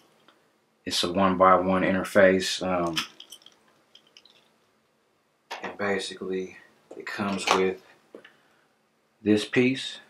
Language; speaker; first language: English; native; English